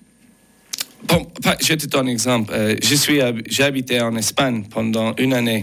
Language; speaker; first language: French; non-native, learner; English